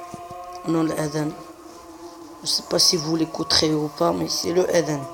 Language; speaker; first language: French; non-native, local second language; Arabic